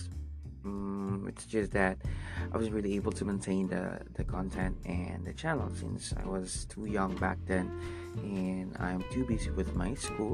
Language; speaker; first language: English; non-native, local second language; Filipino